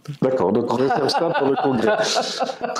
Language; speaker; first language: French; native; French